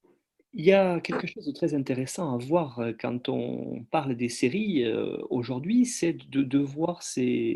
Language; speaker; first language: French; native; French